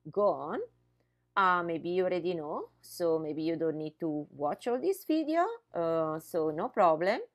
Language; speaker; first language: English; non-native, fluent; Italian